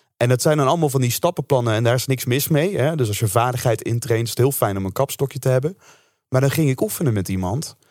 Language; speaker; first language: Dutch; native; Dutch